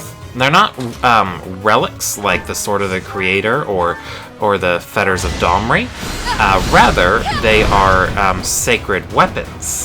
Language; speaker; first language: English; native; English